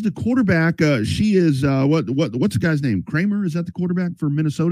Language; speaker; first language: English; native; English